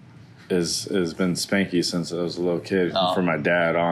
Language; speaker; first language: English; native; English